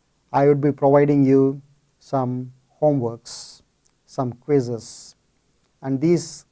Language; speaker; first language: English; non-native, fluent; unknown